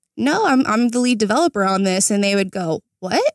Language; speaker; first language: English; native; English